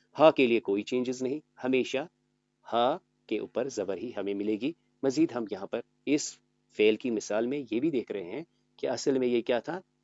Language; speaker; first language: Urdu; native; Urdu